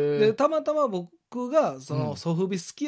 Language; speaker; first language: Japanese; native; Japanese